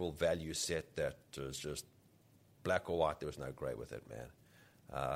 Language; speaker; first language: English; native; English